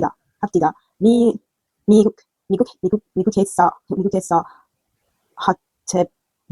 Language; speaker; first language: Korean; non-native, learner; French